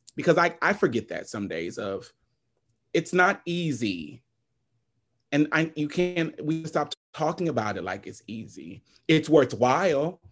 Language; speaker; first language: English; native; English